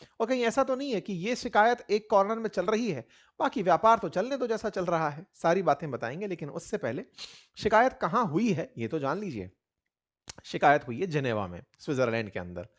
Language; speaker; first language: Hindi; native; Hindi